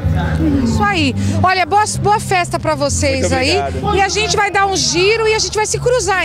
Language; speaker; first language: Portuguese; native; Portuguese